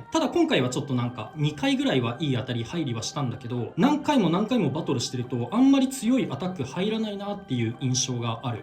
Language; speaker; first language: Japanese; native; Japanese